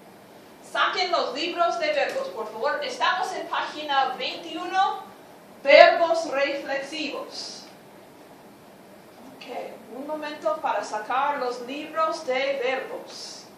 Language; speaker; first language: Spanish; non-native, fluent; English